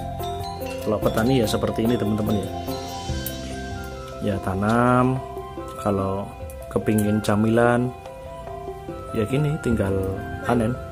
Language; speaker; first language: Indonesian; non-native, local second language; Javanese